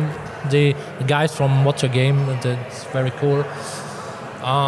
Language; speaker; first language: English; non-native, learner; German